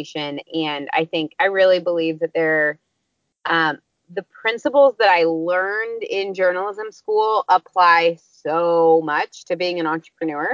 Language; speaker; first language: English; native; English